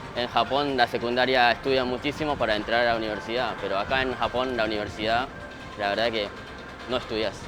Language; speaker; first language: Spanish; early bilingual, other home language; Japanese